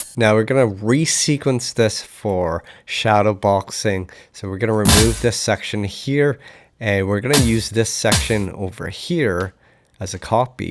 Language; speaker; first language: English; native; English